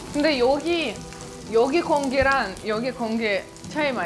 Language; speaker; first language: Korean; non-native, fluent; Russian